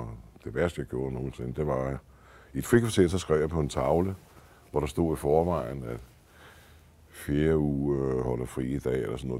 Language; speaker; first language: Danish; native; Danish